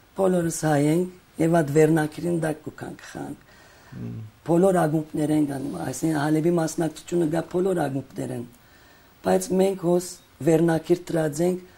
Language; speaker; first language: Armenian; early bilingual, heritage; Armenian